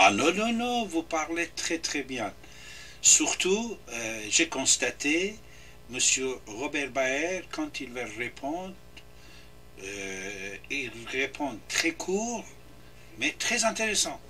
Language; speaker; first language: French; non-native, fluent; Persian